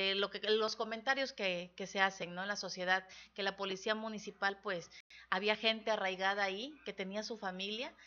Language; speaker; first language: Spanish; native; Spanish